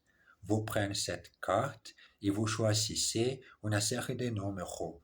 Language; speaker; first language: French; non-native, learner; English